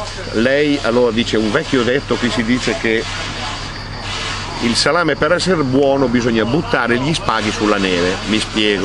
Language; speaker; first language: Italian; native; Italian